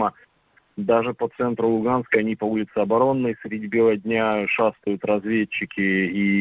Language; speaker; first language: Russian; native; Russian